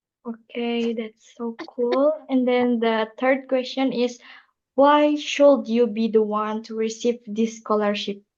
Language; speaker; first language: English; non-native, learner; Indonesian